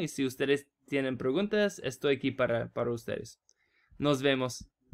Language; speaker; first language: Spanish; non-native, learner; English